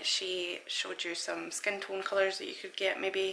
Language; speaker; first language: English; native; English